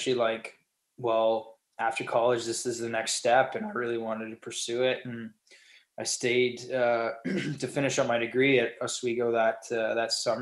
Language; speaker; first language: English; native; English